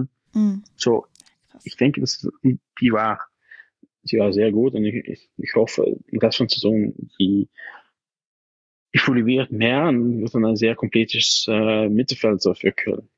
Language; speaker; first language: German; non-native, fluent; Dutch